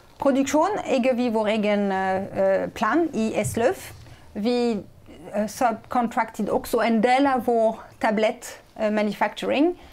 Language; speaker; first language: Swedish; non-native, fluent; French